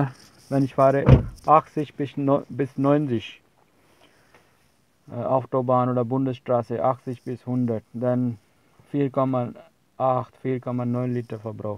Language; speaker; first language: German; non-native, learner; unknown